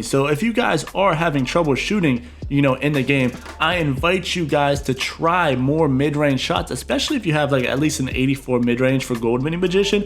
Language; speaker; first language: English; native; English